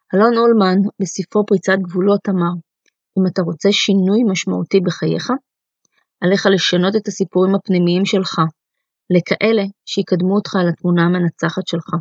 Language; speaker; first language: Hebrew; early bilingual, other home language; Russian